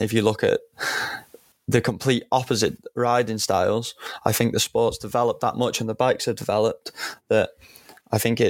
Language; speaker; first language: English; native; English